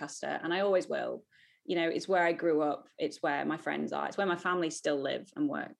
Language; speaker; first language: English; native; English